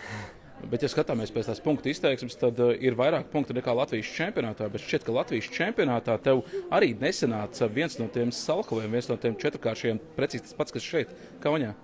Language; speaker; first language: Latvian; native; Latvian